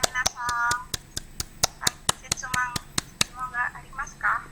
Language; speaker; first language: Japanese; non-native, learner; Indonesian